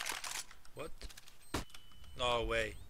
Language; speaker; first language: English; non-native, learner; Polish